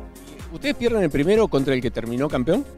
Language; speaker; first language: Spanish; native; Spanish